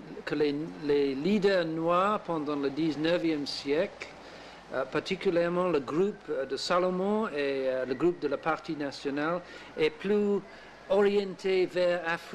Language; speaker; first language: French; non-native, learner; English